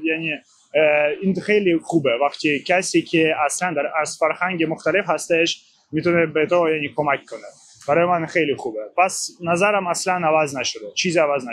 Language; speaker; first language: Persian; non-native, learner; Ukrainian